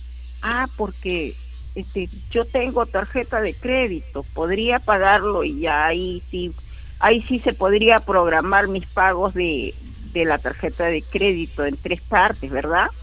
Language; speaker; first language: Spanish; native; Spanish